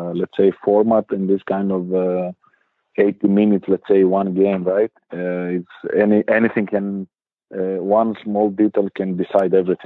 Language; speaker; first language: English; non-native, fluent; Greek